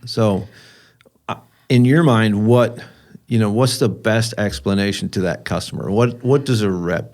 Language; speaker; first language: English; native; English